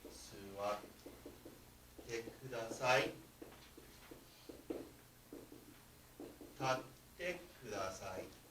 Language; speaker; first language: Japanese; non-native, fluent; English